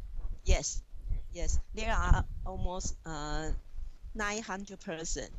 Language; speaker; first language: English; non-native, learner; Chinese